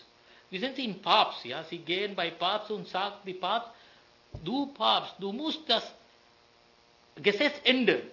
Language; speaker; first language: German; non-native, learner; Sinhala